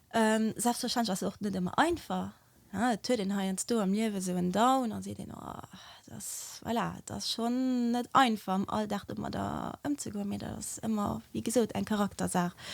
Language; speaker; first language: Luxembourgish; early bilingual, other home language; Portuguese